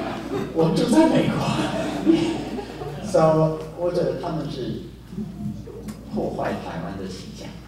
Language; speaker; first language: Chinese; non-native, fluent; English